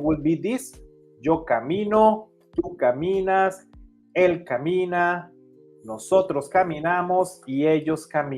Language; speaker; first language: Spanish; non-native, fluent; English